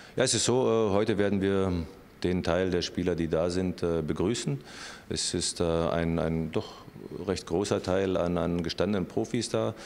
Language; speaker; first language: German; native; German